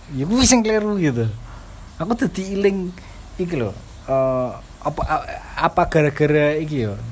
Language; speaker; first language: Indonesian; non-native, local second language; Javanese